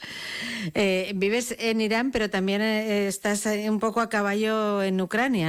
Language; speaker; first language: Spanish; native; Spanish